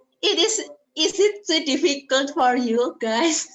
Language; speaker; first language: English; non-native, learner; Indonesian